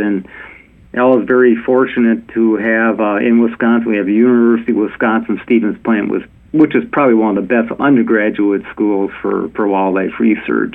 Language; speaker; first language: English; native; English